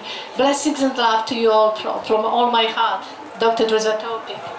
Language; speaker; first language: English; non-native, fluent; Polish